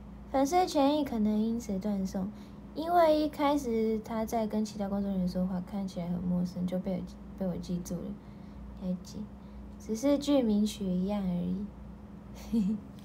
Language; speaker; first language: Chinese; non-native, fluent; Japanese